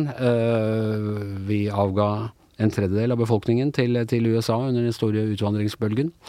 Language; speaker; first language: Norwegian; native; Norwegian